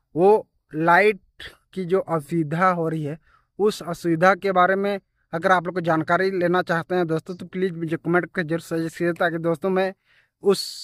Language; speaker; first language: Hindi; native; Hindi